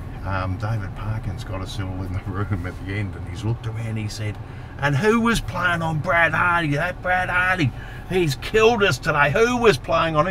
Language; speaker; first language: English; native; English